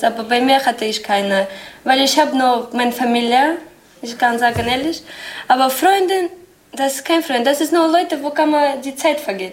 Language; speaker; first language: German; non-native, learner; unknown